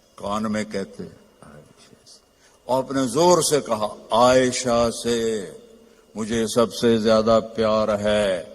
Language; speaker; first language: Urdu; non-native, local second language; Punjabi